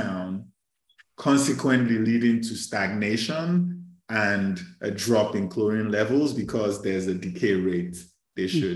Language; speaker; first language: English; non-native, local second language; Yoruba